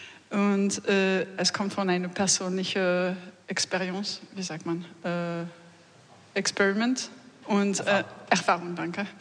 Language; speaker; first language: German; non-native, learner; French